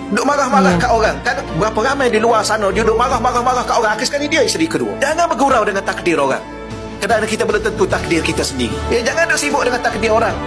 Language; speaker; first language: Malay; native; Malay